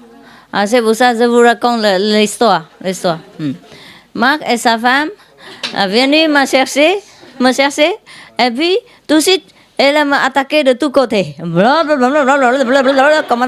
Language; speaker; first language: French; non-native, learner; Vietnamese